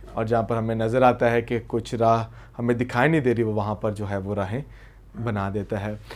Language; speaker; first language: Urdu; native; Urdu